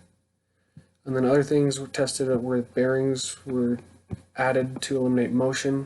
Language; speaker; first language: English; native; English